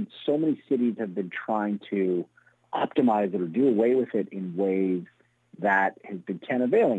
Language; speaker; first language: English; native; English